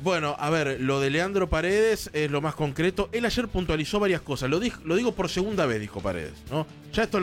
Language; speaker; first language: Spanish; native; Spanish